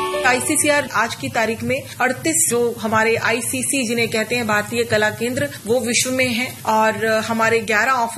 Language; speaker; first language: Hindi; native; Hindi